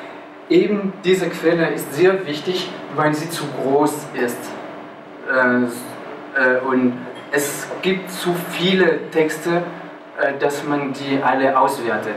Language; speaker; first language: German; non-native, fluent; French